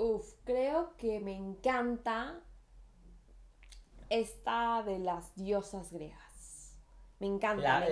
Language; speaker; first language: Spanish; native; Spanish